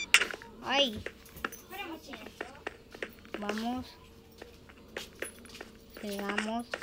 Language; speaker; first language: Spanish; native; Spanish